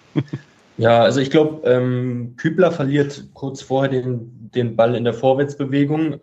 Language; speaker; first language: German; native; German